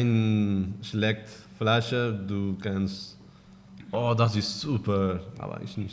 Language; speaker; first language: German; non-native, learner; Spanish